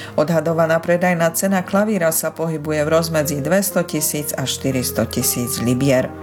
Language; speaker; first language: Slovak; early bilingual, heritage; Slovak